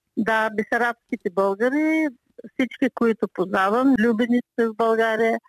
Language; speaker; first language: Bulgarian; early bilingual, heritage; Bulgarian